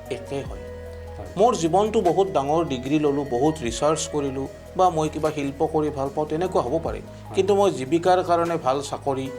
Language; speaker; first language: Assamese; native; Assamese